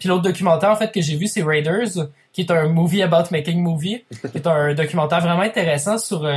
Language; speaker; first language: French; native; French